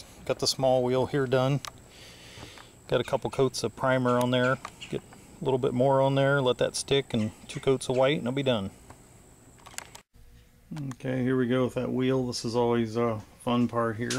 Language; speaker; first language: English; native; English